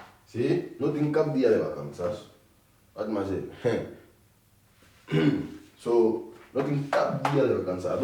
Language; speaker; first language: Catalan; non-native, fluent; Akan